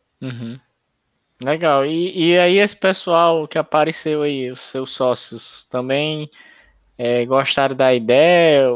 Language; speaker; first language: Portuguese; native; Portuguese